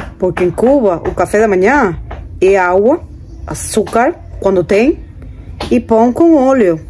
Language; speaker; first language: Portuguese; non-native, fluent; Spanish